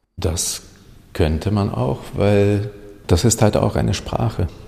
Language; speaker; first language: German; non-native, fluent; Hungarian